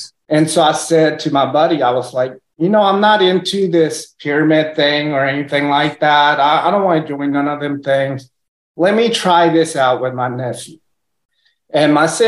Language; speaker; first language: English; early bilingual, other home language; Spanish